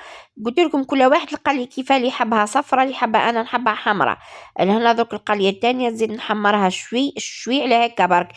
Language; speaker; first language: Arabic; native; Arabic